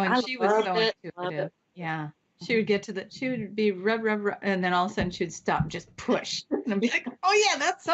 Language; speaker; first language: English; native; English